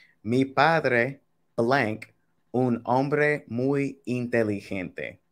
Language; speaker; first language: Spanish; non-native, fluent; English